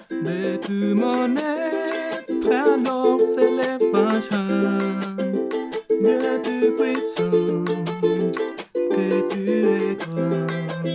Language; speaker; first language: French; non-native, learner; Spanish